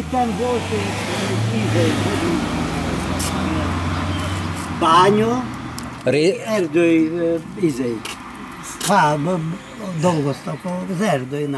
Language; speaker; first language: Hungarian; non-native, local second language; Romanian